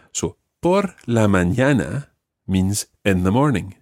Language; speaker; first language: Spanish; non-native, fluent; English